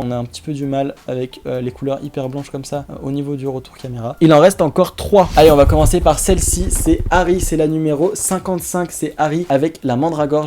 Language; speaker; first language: French; native; French